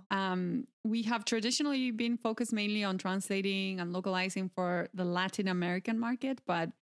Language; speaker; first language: English; non-native, fluent; Spanish